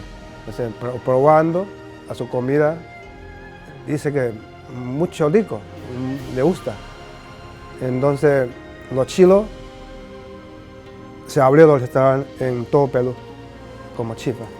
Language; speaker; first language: Spanish; non-native, learner; Chinese